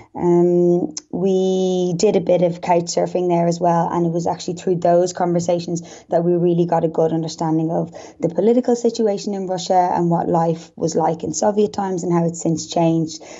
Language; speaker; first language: English; native; English